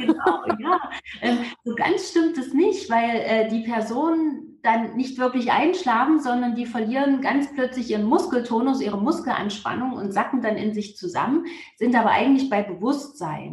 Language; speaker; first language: German; native; German